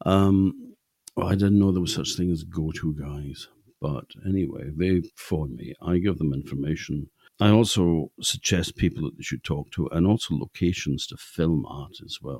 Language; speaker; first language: English; native; English